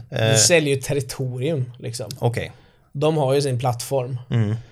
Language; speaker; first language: Swedish; native; Swedish